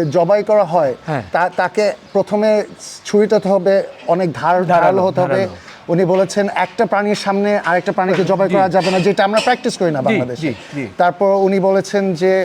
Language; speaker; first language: Bangla; early bilingual, heritage; Bangla